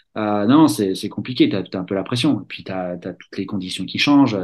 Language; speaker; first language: French; native; French